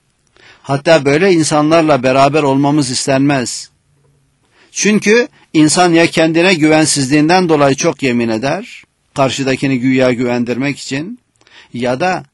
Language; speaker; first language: Turkish; native; Turkish